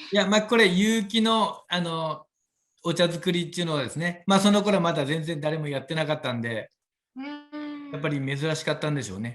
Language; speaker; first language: Japanese; native; Japanese